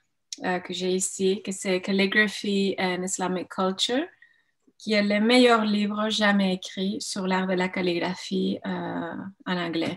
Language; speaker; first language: French; non-native, fluent; Spanish